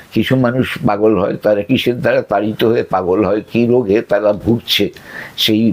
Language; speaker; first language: Bangla; early bilingual, other home language; Sylheti